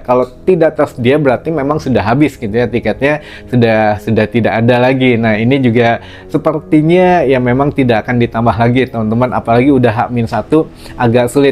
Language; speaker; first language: Indonesian; native; Indonesian